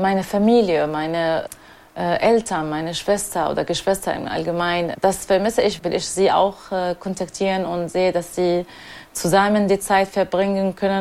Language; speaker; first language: German; non-native, fluent; Arabic